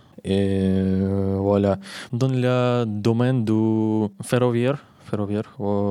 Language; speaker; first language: French; non-native, learner; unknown